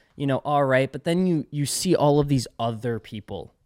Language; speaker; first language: English; native; English